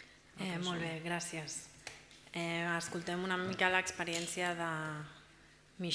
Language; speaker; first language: Catalan; native; Catalan